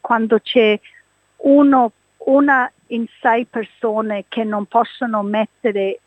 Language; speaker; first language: Italian; early bilingual, heritage; English